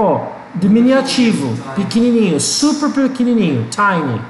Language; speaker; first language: Portuguese; non-native, learner; English